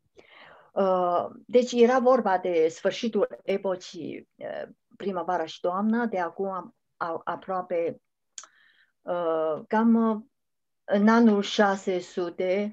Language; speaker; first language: Romanian; non-native, fluent; Chinese